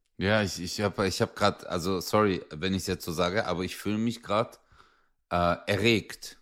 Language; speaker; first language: German; early bilingual, other home language; Turkish